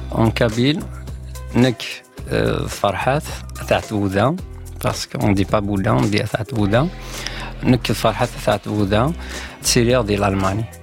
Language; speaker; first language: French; non-native, local second language; Kabyle